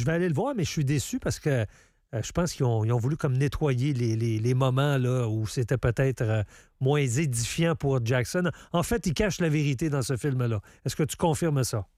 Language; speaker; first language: French; native; French